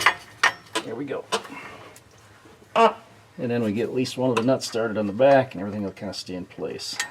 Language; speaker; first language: English; native; English